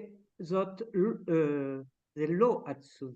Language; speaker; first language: Hebrew; non-native, learner; French